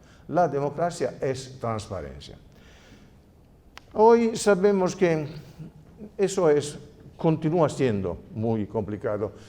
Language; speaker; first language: Spanish; non-native, fluent; Italian